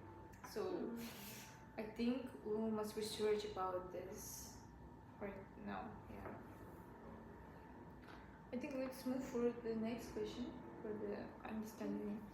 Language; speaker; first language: English; non-native, learner; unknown